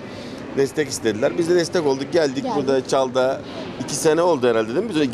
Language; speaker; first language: Turkish; native; Turkish